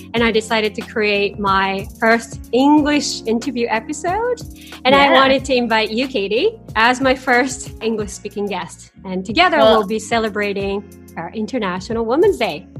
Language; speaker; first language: English; non-native, fluent; Japanese